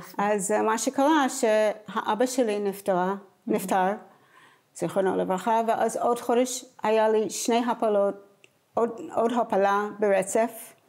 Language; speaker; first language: Hebrew; non-native, fluent; English